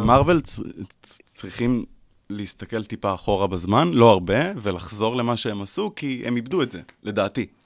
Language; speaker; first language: Hebrew; native; Hebrew